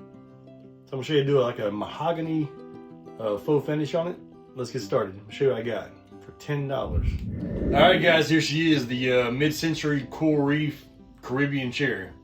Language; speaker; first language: English; native; English